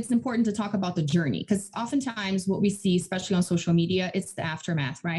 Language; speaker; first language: English; non-native, fluent; Portuguese